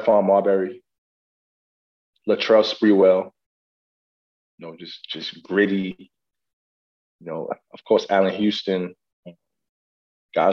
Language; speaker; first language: English; native; English